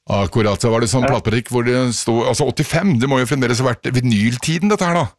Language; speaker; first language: Norwegian; native; Norwegian